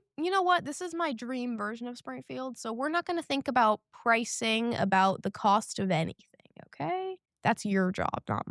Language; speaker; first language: English; native; English